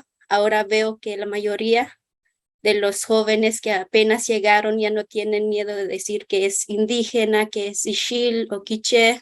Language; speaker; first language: Spanish; non-native, local second language; Kʼicheʼ